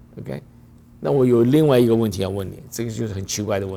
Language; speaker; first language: Chinese; native; Chinese